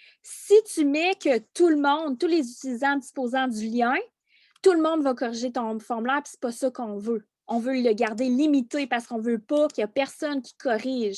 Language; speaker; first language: French; native; French